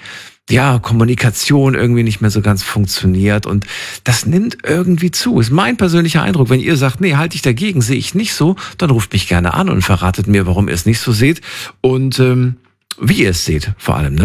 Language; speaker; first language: German; native; German